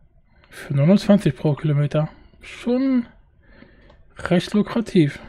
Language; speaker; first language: German; native; German